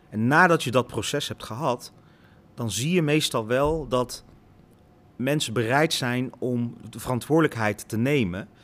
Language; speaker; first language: Dutch; early bilingual, other home language; Lingala